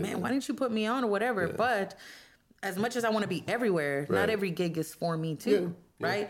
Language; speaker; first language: English; non-native, fluent; Spanish